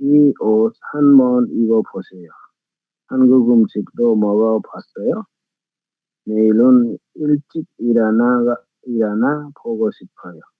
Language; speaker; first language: Korean; non-native, learner; Nepali